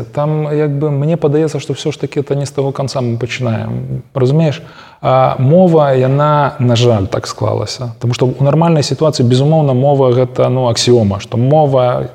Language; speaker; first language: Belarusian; non-native, local second language; Polish